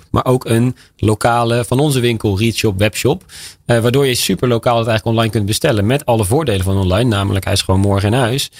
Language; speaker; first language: Dutch; native; Dutch